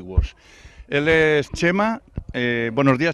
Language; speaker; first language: Spanish; native; Spanish